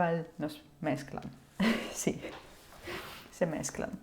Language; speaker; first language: Spanish; non-native, fluent; Ukrainian